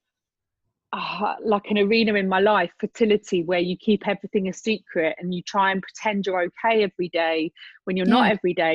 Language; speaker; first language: English; native; English